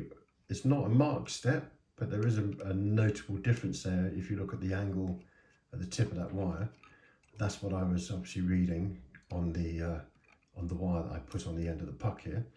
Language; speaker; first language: English; native; English